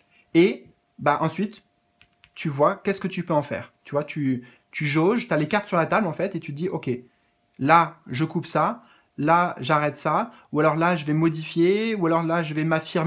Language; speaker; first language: French; native; French